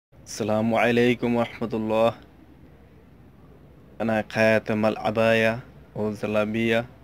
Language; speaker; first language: Arabic; non-native, learner; Bangla